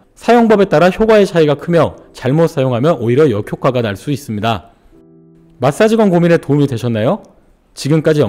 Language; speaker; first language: Korean; native; Korean